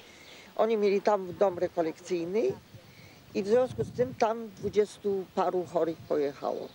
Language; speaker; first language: Polish; native; Polish